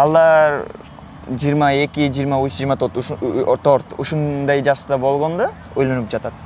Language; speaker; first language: Kyrgyz; non-native, learner; Bangla